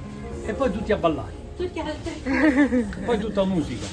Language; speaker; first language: Italian; native; Italian